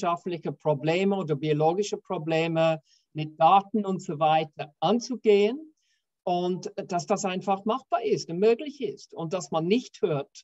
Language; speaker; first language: German; non-native, fluent; English